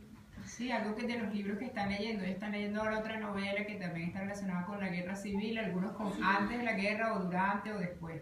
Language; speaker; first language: Spanish; native; Spanish